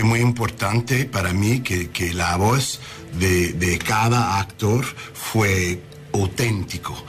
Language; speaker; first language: Spanish; non-native, learner; English